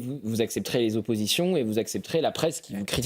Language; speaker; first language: French; native; French